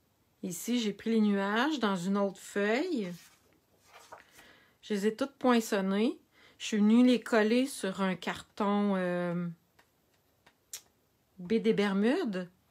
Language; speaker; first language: French; native; French